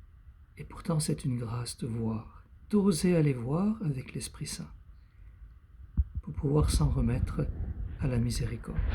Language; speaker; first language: French; native; French